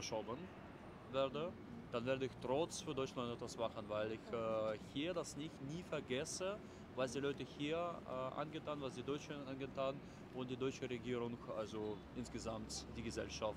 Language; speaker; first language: German; non-native, learner; Russian